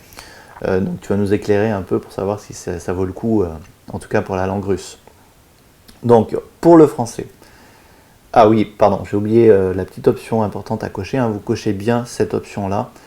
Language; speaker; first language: French; native; French